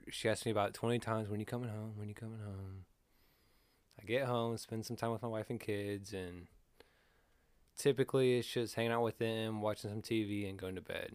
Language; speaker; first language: English; native; English